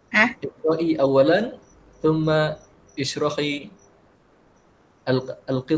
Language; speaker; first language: Arabic; non-native, fluent; Malay